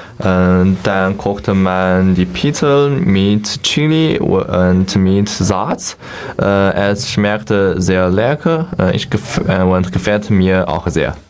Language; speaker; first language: German; non-native, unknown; Chinese